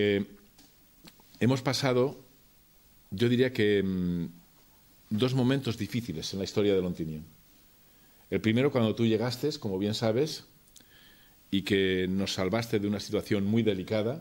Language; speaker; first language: Spanish; native; Spanish